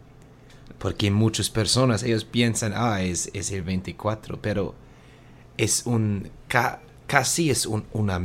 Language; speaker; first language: Spanish; non-native, learner; German